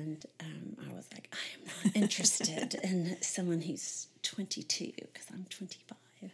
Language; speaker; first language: English; native; English